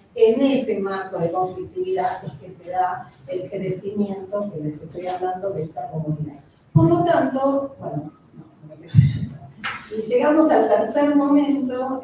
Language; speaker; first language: Spanish; native; Spanish